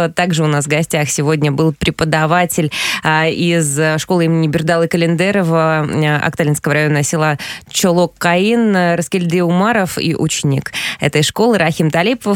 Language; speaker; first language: Russian; native; Russian